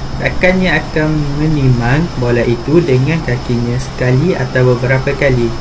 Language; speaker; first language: Malay; native; Malay